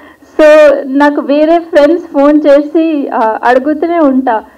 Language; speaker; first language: Telugu; non-native, local second language; Hindi